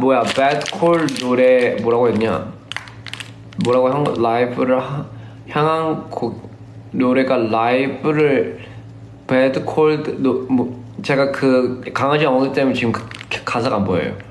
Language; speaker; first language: Korean; early bilingual, heritage; Korean